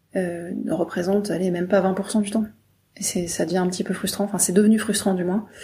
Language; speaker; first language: French; native; French